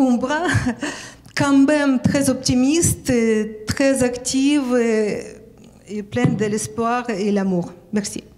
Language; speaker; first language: French; non-native, learner; Ukrainian